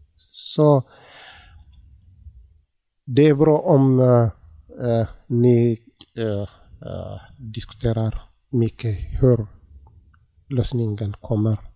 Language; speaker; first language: Swedish; non-native, learner; Tigrinya